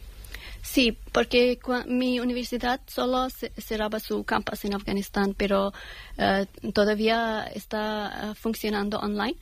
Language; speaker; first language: Spanish; non-native, learner; Persian